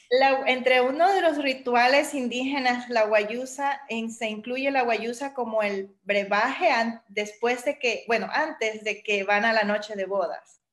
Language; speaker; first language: Spanish; native; Spanish